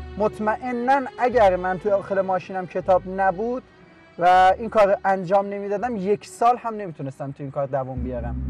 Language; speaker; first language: Persian; non-native, local second language; Azerbaijani